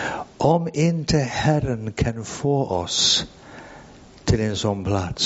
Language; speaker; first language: Swedish; non-native, fluent; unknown